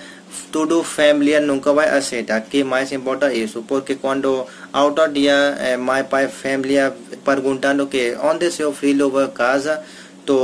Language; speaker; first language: Portuguese; non-native, learner; Hindi